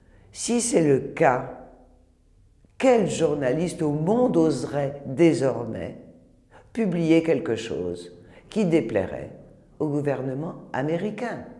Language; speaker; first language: French; native; French